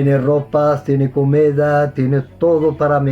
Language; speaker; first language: Spanish; non-native, learner; Arabic